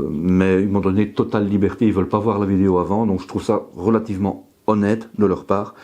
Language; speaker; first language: French; native; French